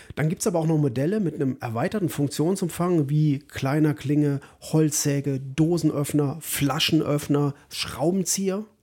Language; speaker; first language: German; native; German